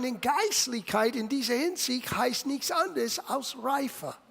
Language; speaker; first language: German; non-native, fluent; English